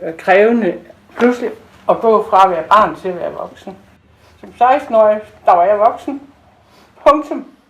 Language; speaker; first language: Danish; native; Danish